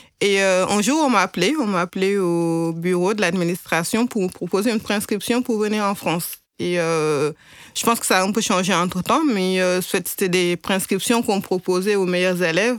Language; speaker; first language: French; non-native, local second language; Wolof